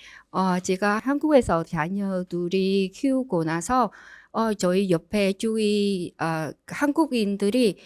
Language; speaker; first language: Korean; non-native, learner; Vietnamese